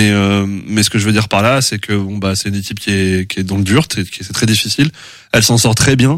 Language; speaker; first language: French; native; French